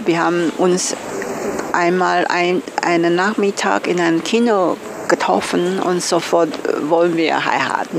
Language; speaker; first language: German; non-native, learner; Chinese